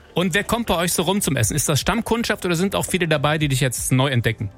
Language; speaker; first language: German; native; German